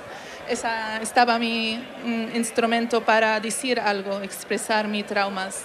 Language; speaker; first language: Spanish; non-native, learner; Arabic